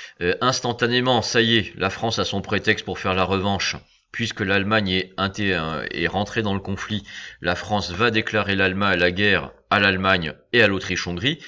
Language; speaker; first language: French; native; French